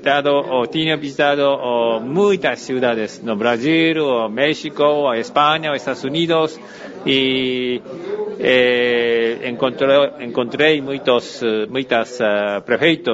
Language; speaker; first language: Portuguese; non-native, learner; Japanese